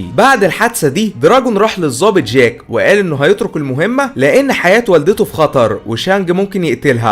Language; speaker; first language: Arabic; native; Arabic